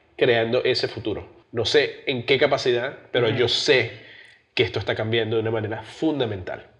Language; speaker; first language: Spanish; early bilingual, heritage; Spanish